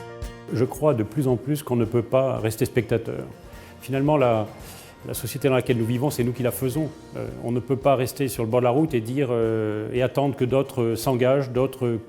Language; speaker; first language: French; native; French